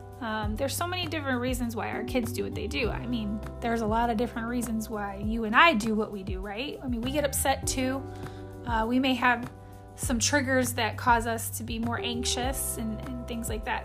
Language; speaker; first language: English; native; English